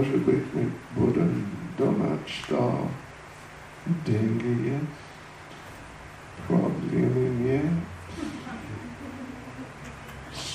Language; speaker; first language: Russian; non-native, learner; English